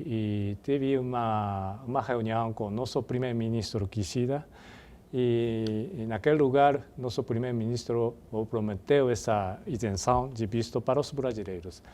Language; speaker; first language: Portuguese; non-native, fluent; Japanese